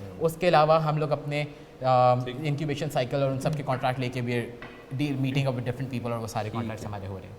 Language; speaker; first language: Urdu; native; Urdu